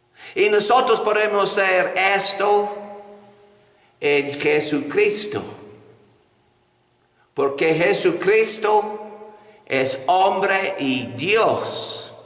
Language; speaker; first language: Spanish; non-native, fluent; English